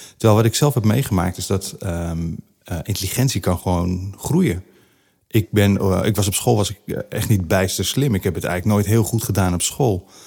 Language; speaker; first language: Dutch; native; Dutch